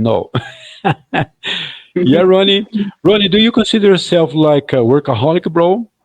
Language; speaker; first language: English; non-native, fluent; Portuguese